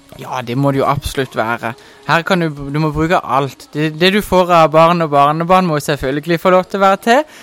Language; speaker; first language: Norwegian; native; Norwegian